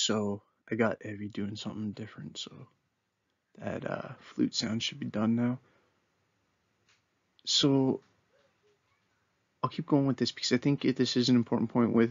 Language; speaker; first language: English; native; English